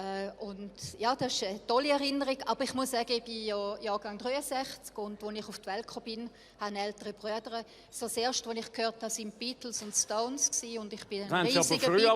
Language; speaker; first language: German; native; German